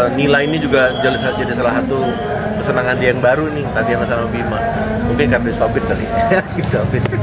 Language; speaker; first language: Indonesian; native; Indonesian